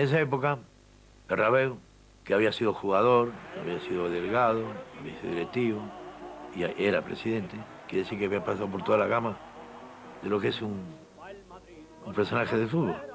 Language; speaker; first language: Spanish; native; Spanish